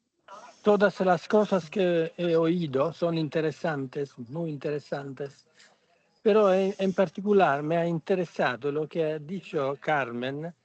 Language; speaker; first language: Spanish; non-native, fluent; Italian